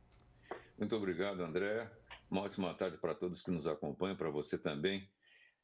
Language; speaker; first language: Portuguese; native; Portuguese